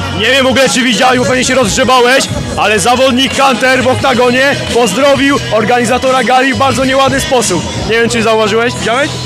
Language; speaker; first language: Polish; native; Polish